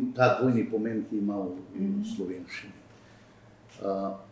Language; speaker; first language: Slovenian; non-native, fluent; Albanian